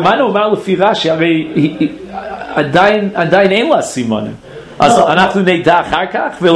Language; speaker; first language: Hebrew; non-native, fluent; English